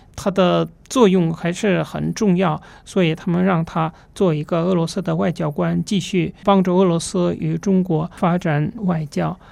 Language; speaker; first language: Chinese; non-native, fluent; Russian